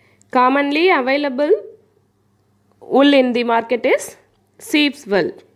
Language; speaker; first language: English; non-native, local second language; Tamil